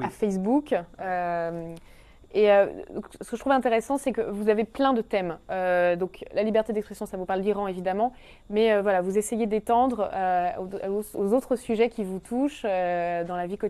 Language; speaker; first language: French; native; French